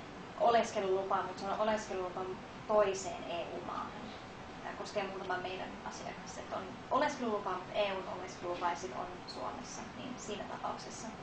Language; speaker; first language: Finnish; non-native, fluent; Thai